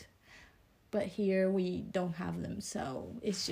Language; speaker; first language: English; early bilingual, other home language; Spanish